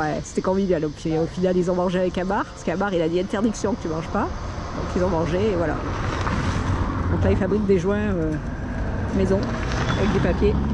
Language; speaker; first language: French; native; French